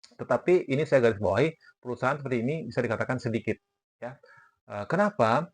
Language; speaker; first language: Indonesian; native; Indonesian